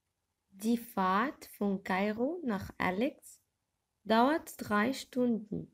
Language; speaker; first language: German; non-native, fluent; Arabic